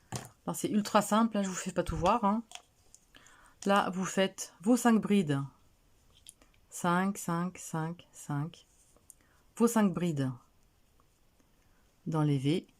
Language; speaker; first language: French; native; French